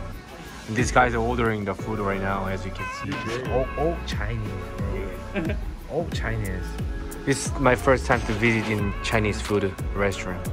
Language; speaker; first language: English; non-native, learner; Korean